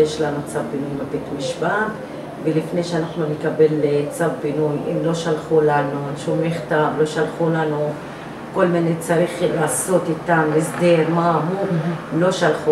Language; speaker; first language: Hebrew; non-native, local second language; Arabic